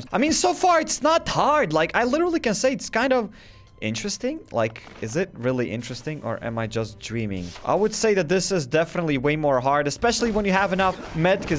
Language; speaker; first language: English; non-native, fluent; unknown